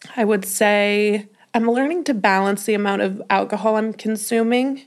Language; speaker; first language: English; native; English